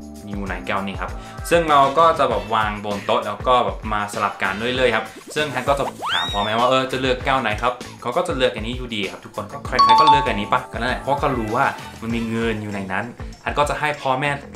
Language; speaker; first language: Thai; non-native, fluent; English